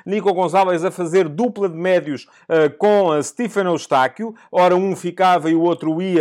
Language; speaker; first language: Portuguese; native; Portuguese